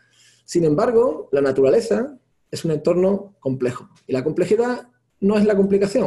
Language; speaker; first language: Spanish; native; Spanish